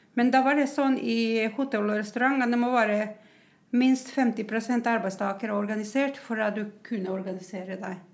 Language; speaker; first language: Norwegian; non-native, fluent; Croatian